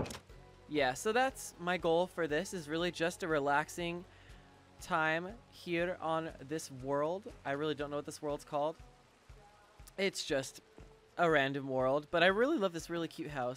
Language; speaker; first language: English; native; English